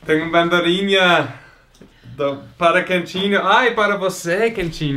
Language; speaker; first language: Portuguese; non-native, fluent; English